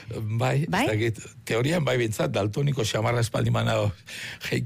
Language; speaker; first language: Basque; native; Basque